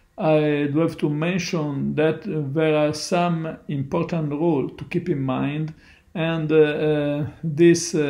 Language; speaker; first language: English; non-native, learner; Italian